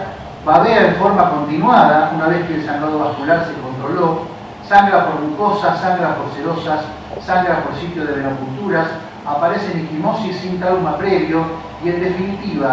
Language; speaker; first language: Spanish; native; Spanish